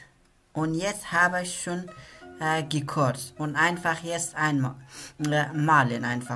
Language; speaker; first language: German; non-native, learner; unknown